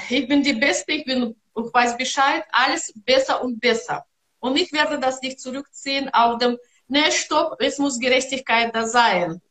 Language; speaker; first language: German; non-native, learner; Russian